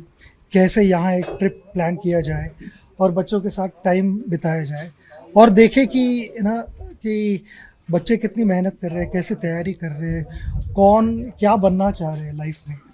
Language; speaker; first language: Hindi; non-native, local second language; Marathi